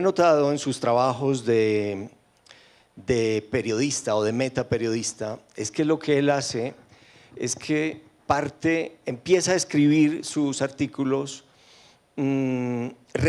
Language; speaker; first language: Spanish; native; Spanish